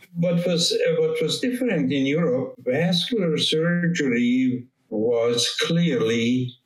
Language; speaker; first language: English; non-native, fluent; Hungarian